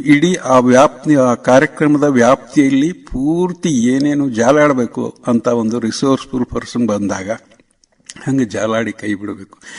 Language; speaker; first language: Kannada; native; Kannada